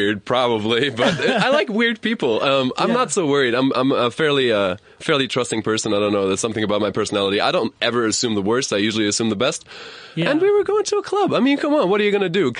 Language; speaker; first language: English; non-native, fluent; German